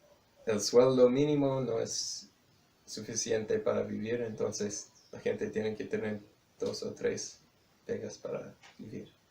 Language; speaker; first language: Spanish; non-native, fluent; English